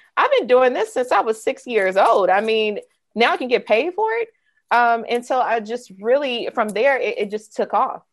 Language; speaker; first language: English; native; English